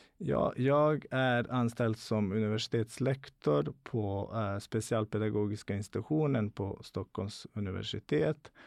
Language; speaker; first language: Swedish; non-native, fluent; Bosnian